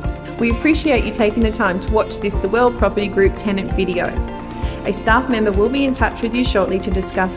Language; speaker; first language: English; native; English